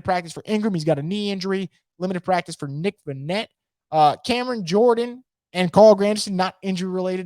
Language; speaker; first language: English; native; English